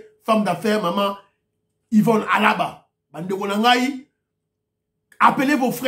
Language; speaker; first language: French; non-native, local second language; Lingala